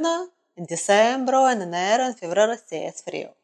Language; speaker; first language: Spanish; non-native, learner; Russian